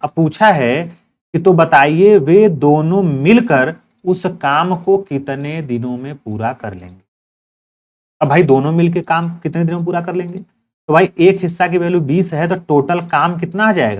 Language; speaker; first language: Hindi; native; Hindi